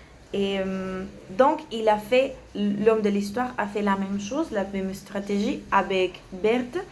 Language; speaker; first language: French; non-native, learner; Spanish